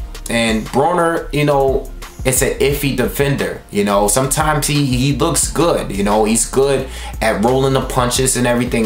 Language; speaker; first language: English; native; English